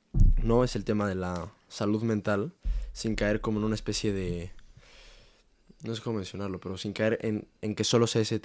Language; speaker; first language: Spanish; native; Spanish